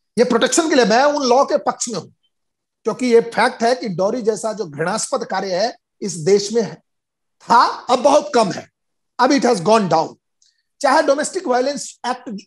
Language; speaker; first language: Hindi; native; Hindi